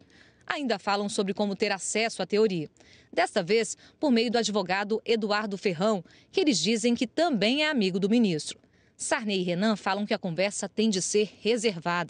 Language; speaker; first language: Portuguese; native; Portuguese